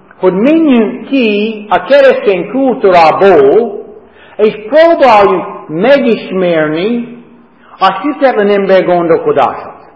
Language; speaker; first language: Hungarian; non-native, learner; English